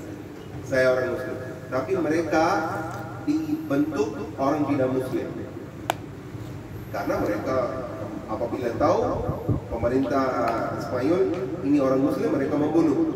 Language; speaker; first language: Indonesian; non-native, fluent; Urdu